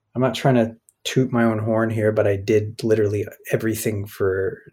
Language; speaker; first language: English; native; English